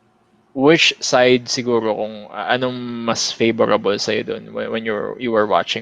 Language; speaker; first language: Filipino; native; Filipino